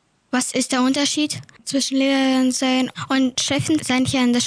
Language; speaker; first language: German; early bilingual, other home language; Russian